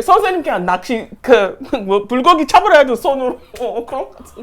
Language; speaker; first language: Korean; non-native, fluent; English